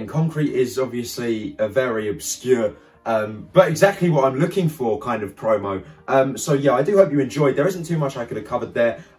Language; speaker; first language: English; native; English